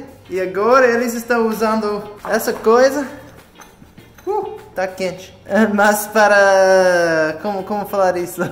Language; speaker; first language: Portuguese; non-native, learner; English